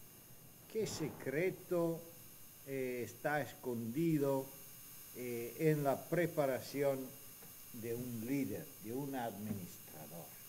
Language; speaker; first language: Spanish; non-native, fluent; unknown